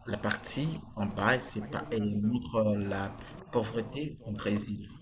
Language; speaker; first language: French; non-native, fluent; Portuguese